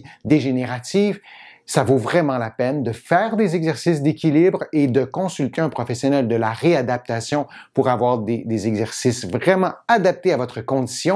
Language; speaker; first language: French; native; French